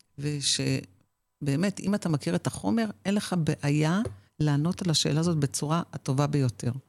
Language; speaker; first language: Hebrew; native; Hebrew